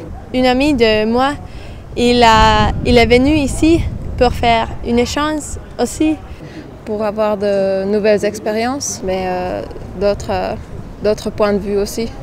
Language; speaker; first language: French; non-native, learner; Finnish